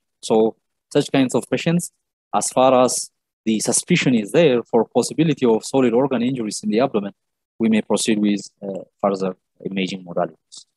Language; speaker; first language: English; non-native, local second language; Amharic